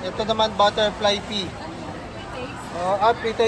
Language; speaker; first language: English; non-native, local second language; Filipino